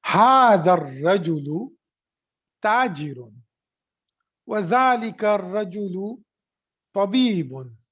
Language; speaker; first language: Arabic; non-native, fluent; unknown